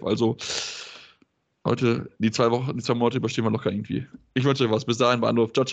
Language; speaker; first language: German; native; German